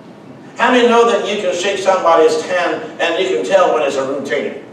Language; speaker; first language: English; native; English